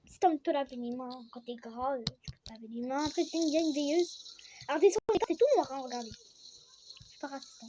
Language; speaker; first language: French; native; French